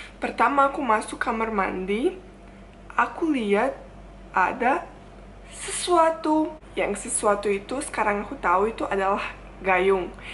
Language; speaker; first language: Indonesian; non-native, fluent; Bosnian